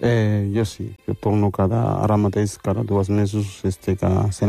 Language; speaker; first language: Catalan; non-native, local second language; Wolof